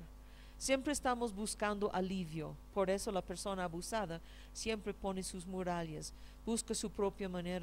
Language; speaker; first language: Spanish; non-native, fluent; English